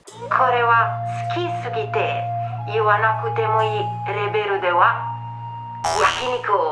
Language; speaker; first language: Japanese; non-native, fluent; Italian